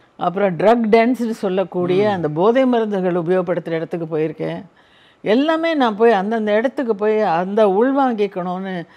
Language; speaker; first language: Tamil; native; Tamil